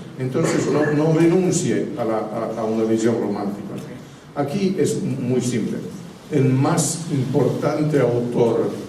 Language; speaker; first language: Spanish; non-native, fluent; Italian